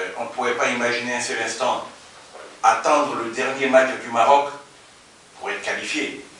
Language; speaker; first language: French; native; French